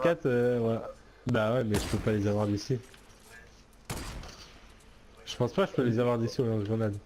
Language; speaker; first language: French; native; French